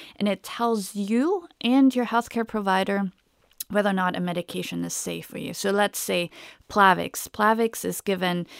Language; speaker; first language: English; non-native, fluent; German